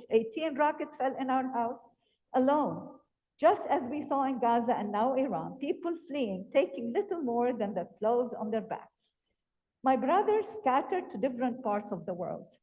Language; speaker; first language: English; non-native, fluent; Arabic